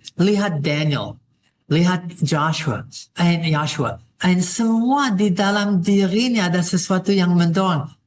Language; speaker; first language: Indonesian; non-native, fluent; English